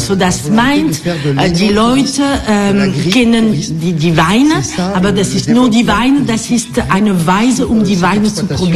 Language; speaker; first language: German; non-native, fluent; French